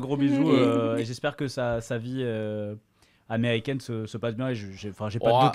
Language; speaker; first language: French; native; French